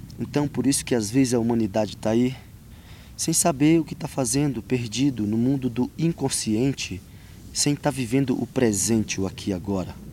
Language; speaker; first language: Portuguese; non-native, local second language; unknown